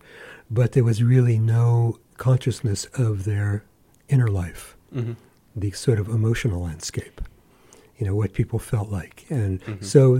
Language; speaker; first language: English; native; English